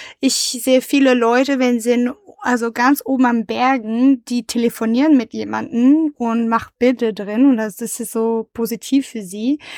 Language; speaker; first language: German; non-native, learner; French